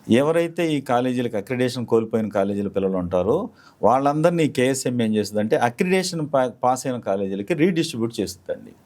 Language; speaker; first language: Telugu; native; Telugu